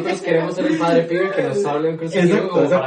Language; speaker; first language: Spanish; native; Spanish